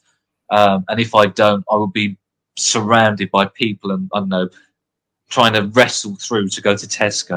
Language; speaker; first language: English; native; English